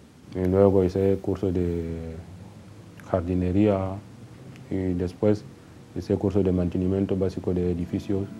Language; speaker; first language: Spanish; non-native, fluent; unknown